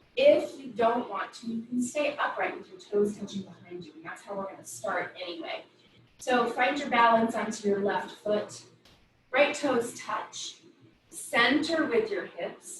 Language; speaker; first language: English; native; English